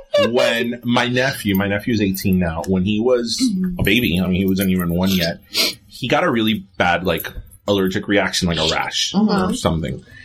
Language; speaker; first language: English; early bilingual, other home language; Spanish